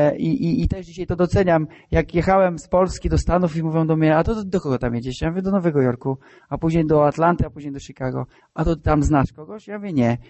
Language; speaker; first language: Polish; native; Polish